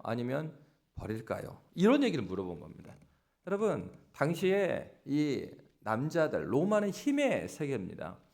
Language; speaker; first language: Korean; native; Korean